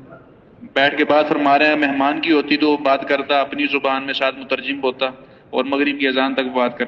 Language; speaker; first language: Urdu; non-native, local second language; Pashto